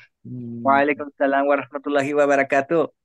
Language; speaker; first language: Indonesian; non-native, learner; Spanish